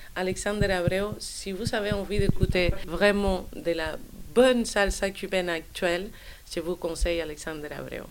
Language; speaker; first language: French; non-native, fluent; Spanish